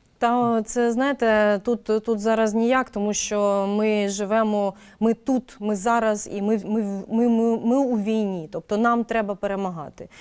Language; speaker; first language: Ukrainian; native; Ukrainian